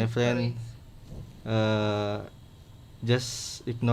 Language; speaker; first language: English; non-native, learner; Indonesian